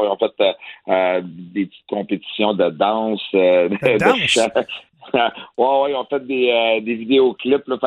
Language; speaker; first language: French; native; French